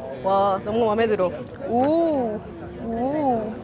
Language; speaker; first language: Korean; non-native, learner; Spanish